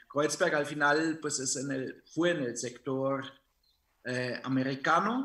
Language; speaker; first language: Spanish; non-native, fluent; German